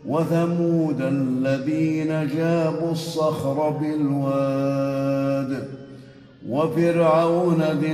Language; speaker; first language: Arabic; native; Arabic